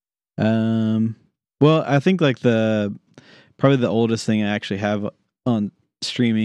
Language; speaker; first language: English; native; English